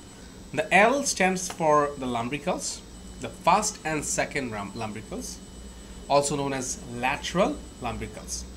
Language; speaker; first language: English; non-native, local second language; Bangla